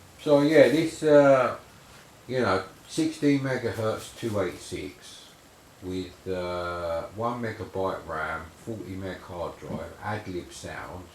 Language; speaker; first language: English; native; English